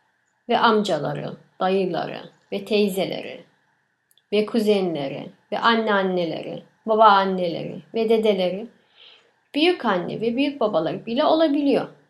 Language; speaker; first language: Turkish; early bilingual, other home language; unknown